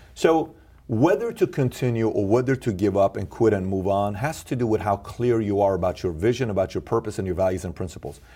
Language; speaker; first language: English; early bilingual, other home language; Persian